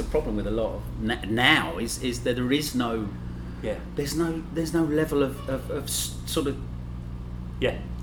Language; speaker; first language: English; native; English